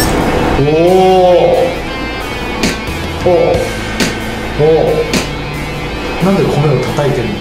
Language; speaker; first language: Japanese; native; Japanese